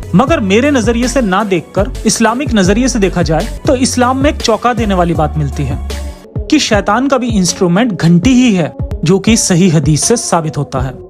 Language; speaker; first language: Hindi; native; Hindi